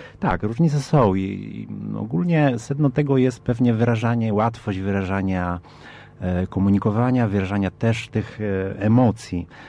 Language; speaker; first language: Polish; non-native, fluent; Italian